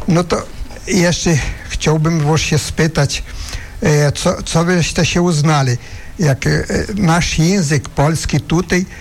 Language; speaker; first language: Polish; early bilingual, heritage; Polish